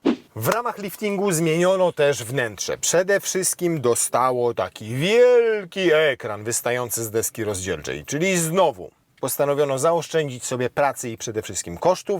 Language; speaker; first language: Polish; native; Polish